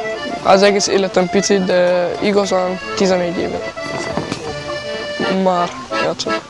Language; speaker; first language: Hungarian; non-native, learner; German